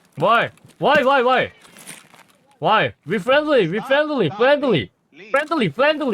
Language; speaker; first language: English; non-native, learner; Korean